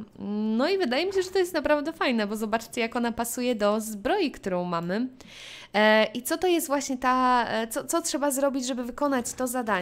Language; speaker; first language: Polish; native; Polish